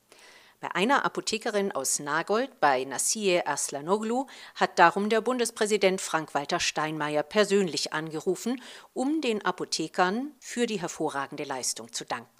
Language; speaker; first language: German; native; German